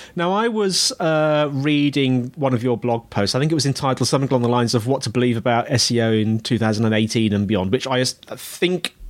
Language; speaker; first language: English; native; English